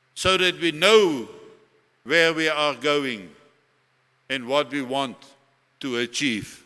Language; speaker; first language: English; non-native, local second language; Afrikaans